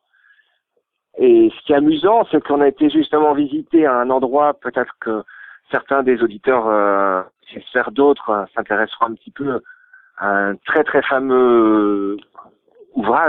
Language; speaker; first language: French; native; French